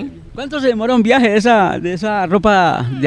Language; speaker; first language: Spanish; native; Spanish